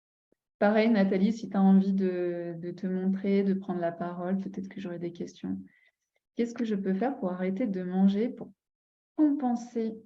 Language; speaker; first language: French; native; French